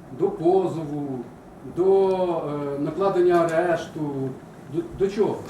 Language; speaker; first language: Ukrainian; native; Ukrainian